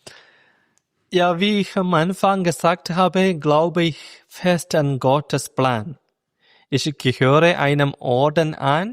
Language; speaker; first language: German; non-native, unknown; Malayalam